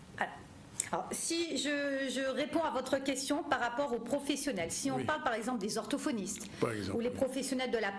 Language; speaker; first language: French; native; French